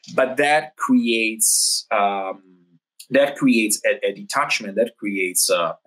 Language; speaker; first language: English; non-native, fluent; Italian